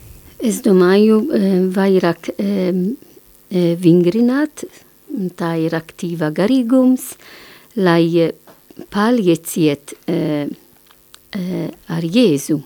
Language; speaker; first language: Latvian; non-native, learner; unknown